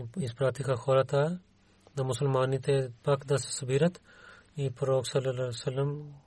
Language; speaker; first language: Bulgarian; non-native, learner; Urdu